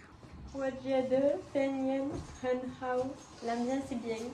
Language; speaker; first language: French; non-native, learner; Chinese